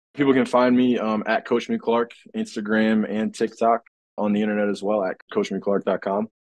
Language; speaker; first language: English; native; English